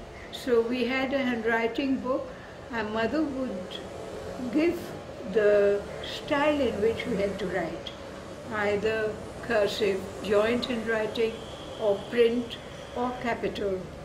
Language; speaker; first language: English; non-native, local second language; Bangla